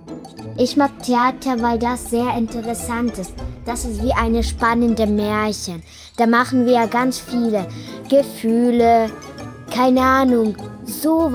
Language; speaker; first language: German; non-native, learner; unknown